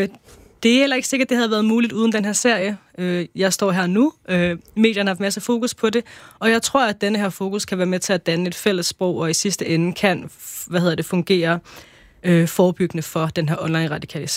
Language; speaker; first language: Danish; native; Danish